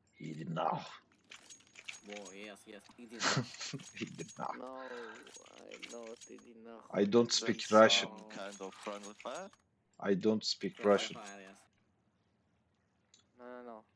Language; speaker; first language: English; non-native, learner; Turkish